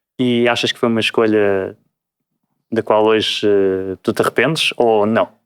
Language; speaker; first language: Portuguese; native; Portuguese